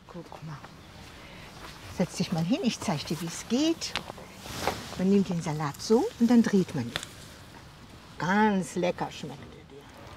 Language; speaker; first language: German; native; German